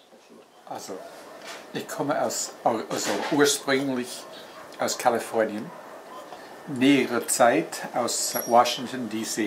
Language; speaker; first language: German; non-native, fluent; English